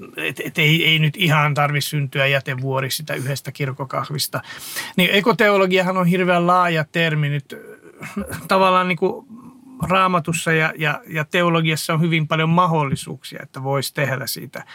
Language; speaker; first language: Finnish; non-native, fluent; Hungarian